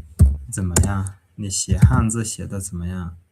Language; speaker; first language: Chinese; non-native, fluent; English